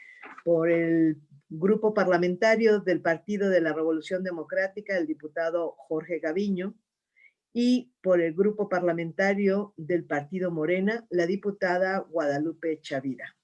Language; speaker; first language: Spanish; native; Spanish